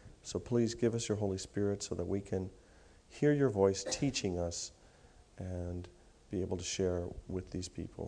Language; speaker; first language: English; native; English